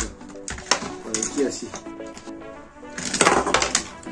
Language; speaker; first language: Spanish; native; Spanish